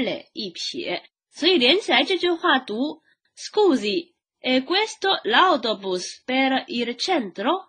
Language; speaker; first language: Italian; non-native, fluent; Chinese